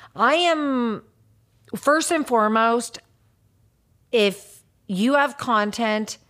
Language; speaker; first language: English; native; English